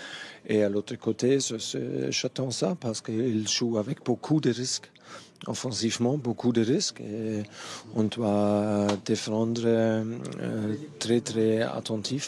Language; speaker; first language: French; non-native, fluent; German